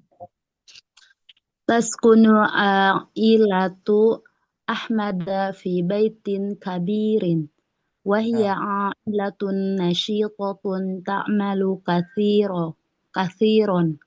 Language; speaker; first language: Arabic; non-native, learner; Indonesian